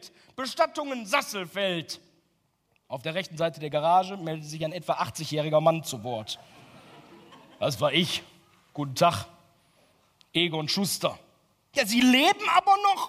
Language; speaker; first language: German; native; German